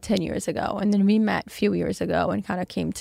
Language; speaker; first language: English; non-native, fluent; Portuguese